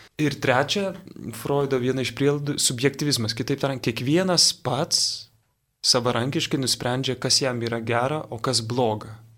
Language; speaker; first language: Lithuanian; native; Lithuanian